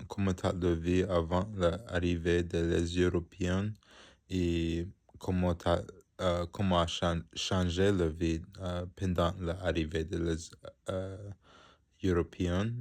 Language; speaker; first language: French; non-native, learner; English